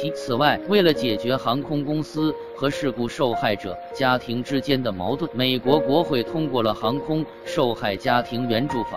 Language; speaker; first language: Chinese; native; Chinese